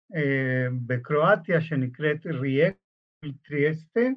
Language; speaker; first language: Hebrew; non-native, fluent; Spanish